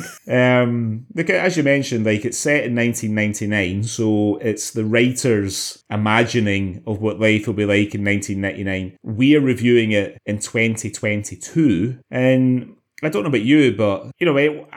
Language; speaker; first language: English; native; English